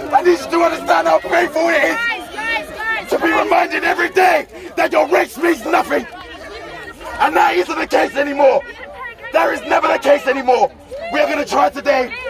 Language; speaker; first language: English; native; English